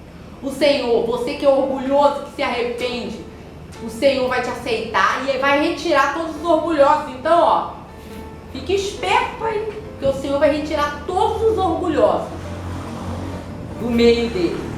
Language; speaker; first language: Portuguese; native; Portuguese